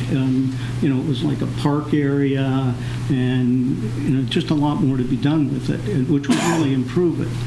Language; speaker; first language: English; native; English